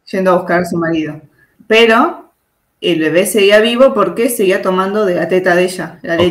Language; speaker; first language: Spanish; native; Spanish